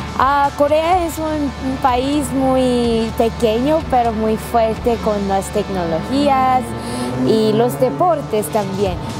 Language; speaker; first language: Spanish; non-native, learner; Korean